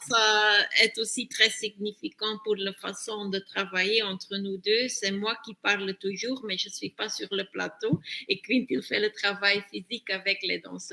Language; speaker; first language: French; non-native, fluent; Dutch